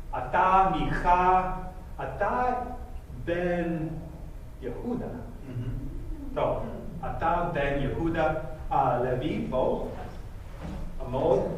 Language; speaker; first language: Hebrew; non-native, fluent; English